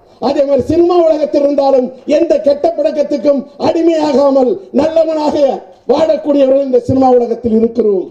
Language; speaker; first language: Tamil; native; Tamil